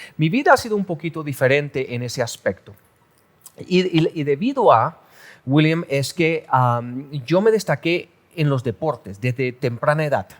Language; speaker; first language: Spanish; native; Spanish